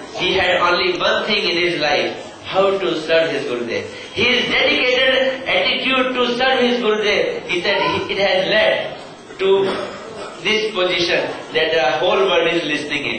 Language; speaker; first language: English; non-native, local second language; Hindi